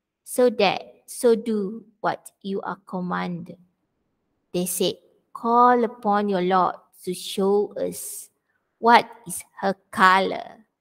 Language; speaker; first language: English; non-native, local second language; Malay